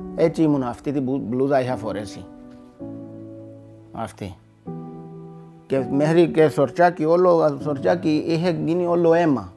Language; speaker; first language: Greek; non-native, fluent; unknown